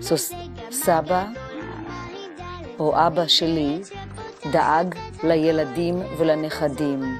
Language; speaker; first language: Hebrew; non-native, learner; English